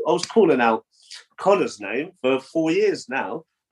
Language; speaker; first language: English; native; English